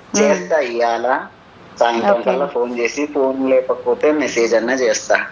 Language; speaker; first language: Telugu; native; Telugu